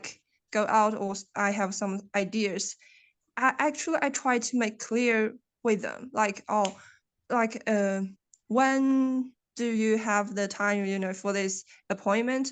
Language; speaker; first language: English; non-native, learner; Chinese